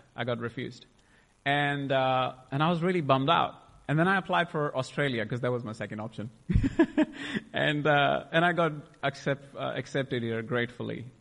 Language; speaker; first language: English; non-native, local second language; Punjabi